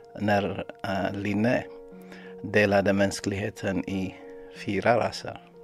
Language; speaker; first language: Swedish; non-native, fluent; Amharic